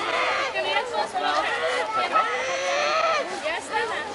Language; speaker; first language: Swedish; early bilingual, other home language; Achinese